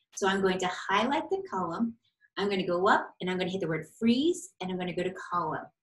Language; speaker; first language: English; native; English